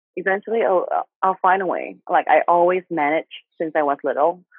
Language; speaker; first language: English; non-native, fluent; Thai